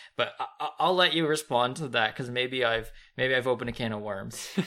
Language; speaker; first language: English; native; English